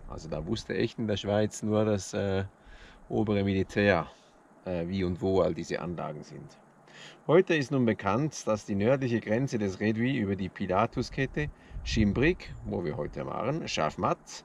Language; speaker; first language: German; native; German